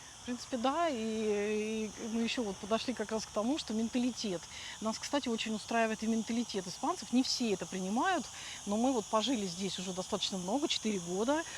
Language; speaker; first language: Russian; native; Russian